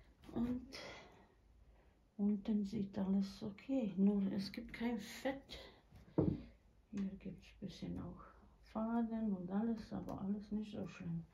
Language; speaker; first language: German; non-native, learner; Bosnian